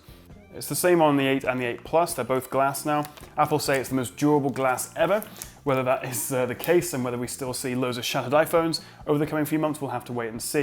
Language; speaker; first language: English; native; English